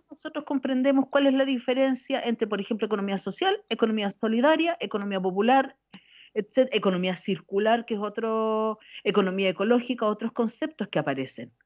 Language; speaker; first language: Spanish; native; Spanish